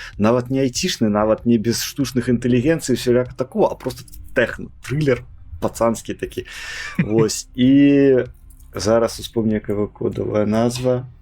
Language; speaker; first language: Belarusian; non-native, local second language; Russian